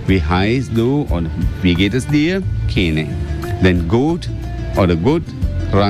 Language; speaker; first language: German; non-native, learner; Sinhala